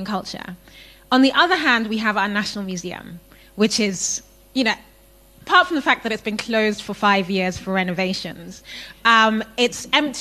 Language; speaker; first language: English; non-native, local second language; Akan